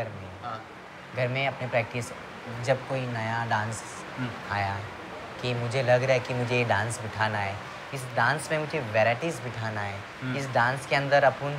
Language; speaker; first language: Hindi; native; Hindi